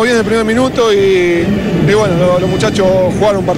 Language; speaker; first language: Spanish; native; Spanish